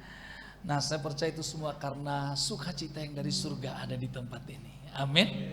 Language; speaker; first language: Indonesian; native; Indonesian